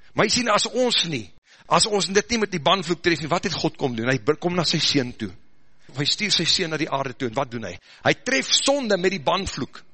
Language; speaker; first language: Afrikaans; native; Afrikaans